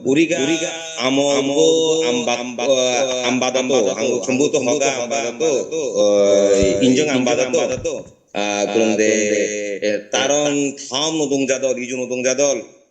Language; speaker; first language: Korean; non-native, learner; Bangla